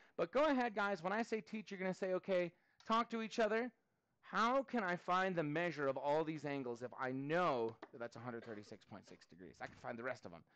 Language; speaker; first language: English; native; English